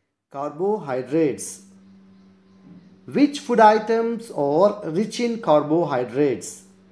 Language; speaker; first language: English; non-native, local second language; Telugu